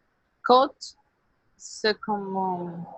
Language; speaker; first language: French; non-native, learner; Portuguese